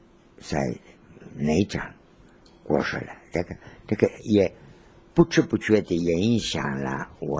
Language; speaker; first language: Chinese; non-native, learner; Spanish